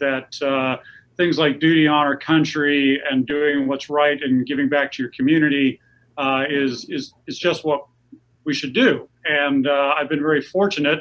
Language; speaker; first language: English; native; English